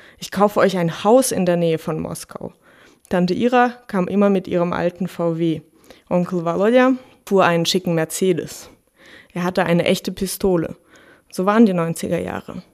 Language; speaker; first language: German; early bilingual, other home language; Russian